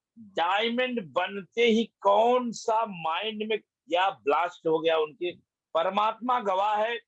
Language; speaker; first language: Hindi; native; Hindi